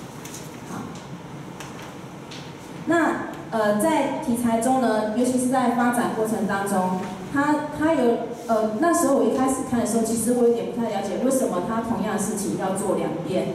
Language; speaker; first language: Chinese; native; Chinese